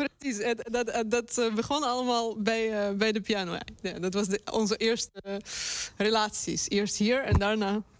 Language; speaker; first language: Dutch; non-native, fluent; Russian